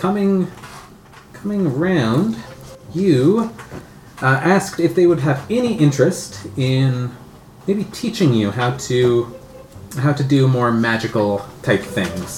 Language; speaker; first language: English; native; English